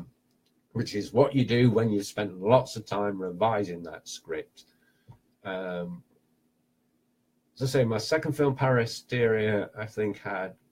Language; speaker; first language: English; native; English